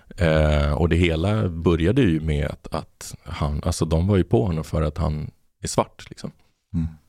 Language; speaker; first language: Swedish; early bilingual, other home language; Spanish